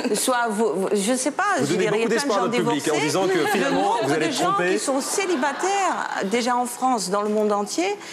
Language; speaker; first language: French; non-native, fluent; Dutch